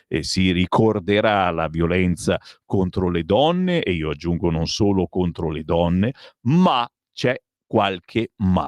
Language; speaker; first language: Italian; native; Italian